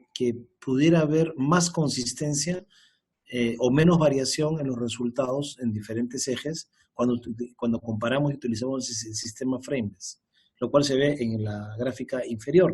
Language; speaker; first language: Spanish; native; Spanish